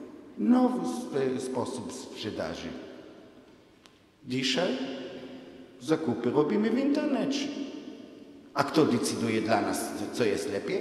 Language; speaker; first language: Polish; non-native, fluent; Hebrew